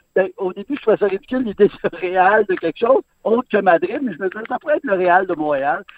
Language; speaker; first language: French; native; French